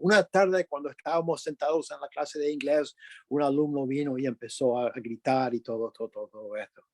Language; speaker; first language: Spanish; early bilingual, other home language; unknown